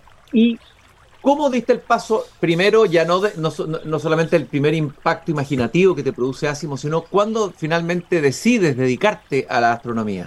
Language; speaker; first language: Spanish; native; Spanish